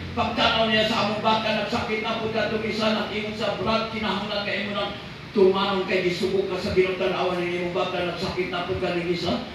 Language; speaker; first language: Cebuano; non-native, local second language; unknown